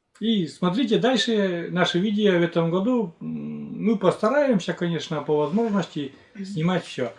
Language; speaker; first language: Russian; native; Russian